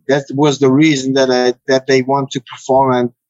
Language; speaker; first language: English; non-native, fluent; Dutch